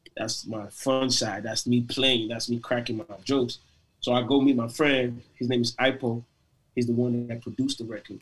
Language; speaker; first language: English; non-native, local second language; Igbo